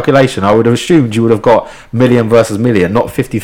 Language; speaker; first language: English; native; English